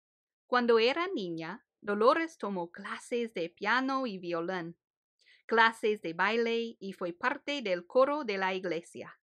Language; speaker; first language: Spanish; early bilingual, heritage; Spanish